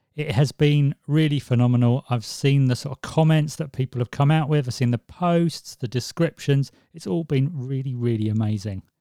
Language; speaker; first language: English; native; English